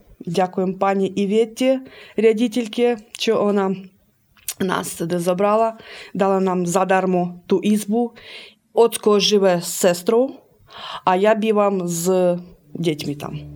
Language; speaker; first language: Ukrainian; early bilingual, heritage; Slovak